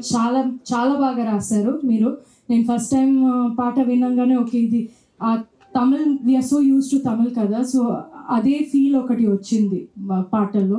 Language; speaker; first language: Telugu; non-native, fluent; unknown